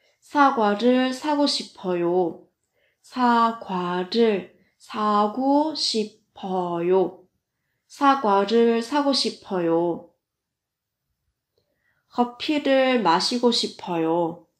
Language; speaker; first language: Korean; non-native, fluent; Vietnamese